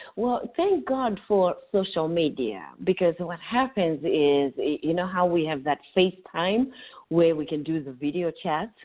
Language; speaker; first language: English; non-native, local second language; North Ndebele